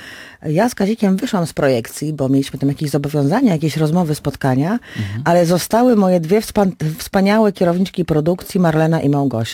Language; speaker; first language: Polish; native; Polish